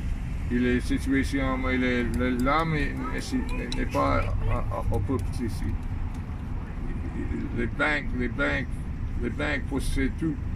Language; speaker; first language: French; non-native, learner; English